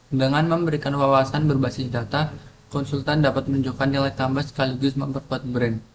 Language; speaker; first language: Indonesian; native; Indonesian